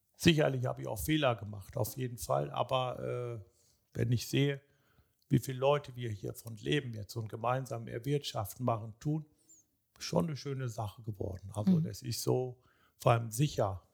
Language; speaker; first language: German; early bilingual, other home language; Turkish